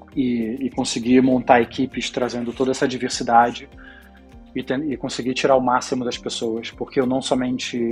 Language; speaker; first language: Portuguese; native; Portuguese